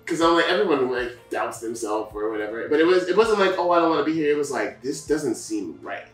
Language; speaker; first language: English; native; English